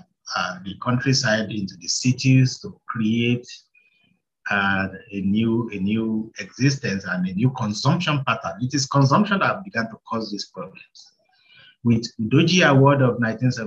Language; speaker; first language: English; non-native, local second language; Yoruba